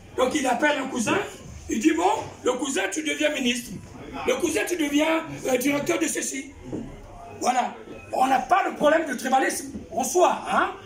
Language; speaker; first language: French; non-native, local second language; Kongo